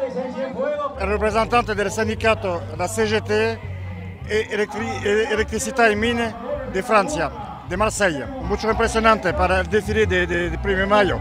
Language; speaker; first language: Spanish; non-native, learner; French